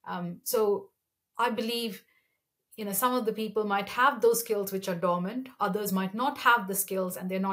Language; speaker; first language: English; non-native, local second language; Malayalam